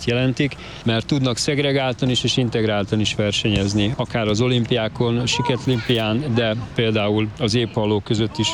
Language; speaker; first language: Hungarian; native; Hungarian